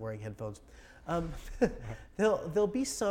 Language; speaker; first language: English; native; English